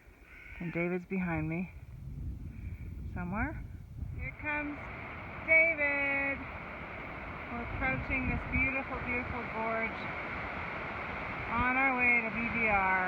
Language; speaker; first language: English; non-native, fluent; German